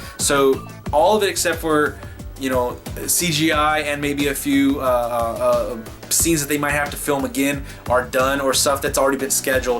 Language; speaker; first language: English; native; English